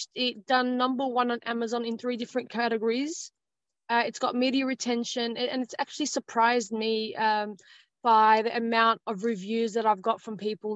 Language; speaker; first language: English; native; English